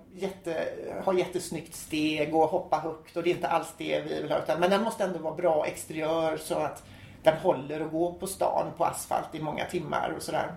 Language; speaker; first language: Swedish; native; Swedish